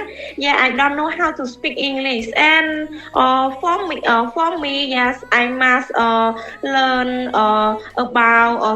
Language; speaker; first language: English; non-native, learner; Khmer